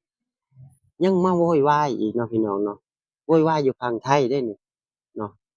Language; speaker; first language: Thai; non-native, local second language; Northeastern Thai